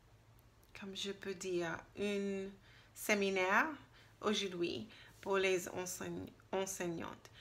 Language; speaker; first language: French; non-native, learner; English